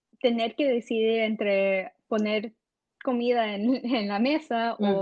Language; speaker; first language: Spanish; early bilingual, heritage; English